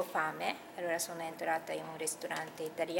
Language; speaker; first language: Italian; non-native, fluent; Japanese